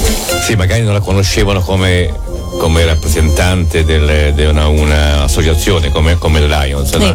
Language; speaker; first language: Italian; native; Italian